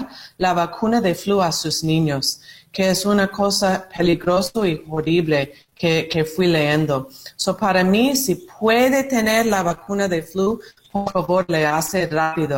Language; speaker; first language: Spanish; non-native, learner; English